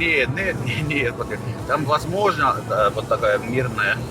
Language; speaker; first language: Russian; non-native, learner; Finnish